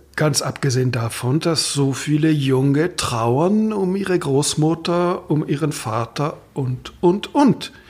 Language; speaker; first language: German; non-native, fluent; French